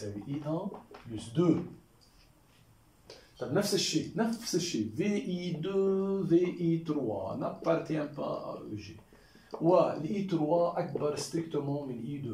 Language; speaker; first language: French; non-native, local second language; Arabic